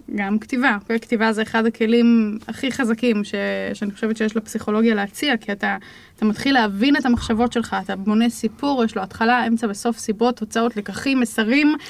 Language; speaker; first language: Hebrew; native; Hebrew